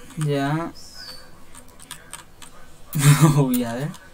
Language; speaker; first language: Spanish; native; Spanish